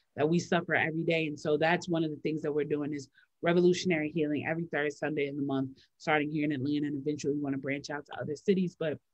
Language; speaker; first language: English; native; English